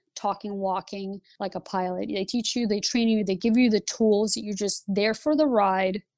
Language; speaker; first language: English; early bilingual, other home language; Lithuanian